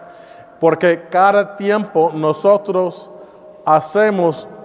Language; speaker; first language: Spanish; non-native, learner; English